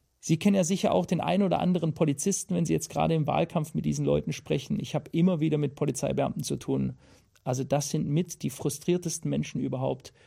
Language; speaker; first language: German; native; German